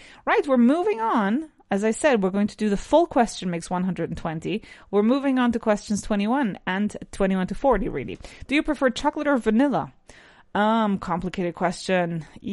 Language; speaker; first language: English; non-native, fluent; Spanish